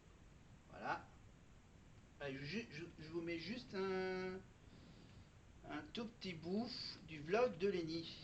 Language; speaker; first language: French; native; French